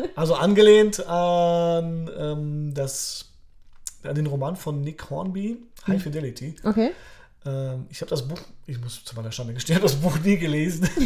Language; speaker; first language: German; early bilingual, other home language; Polish